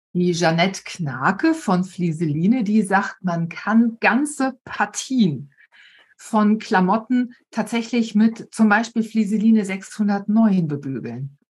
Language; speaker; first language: German; native; German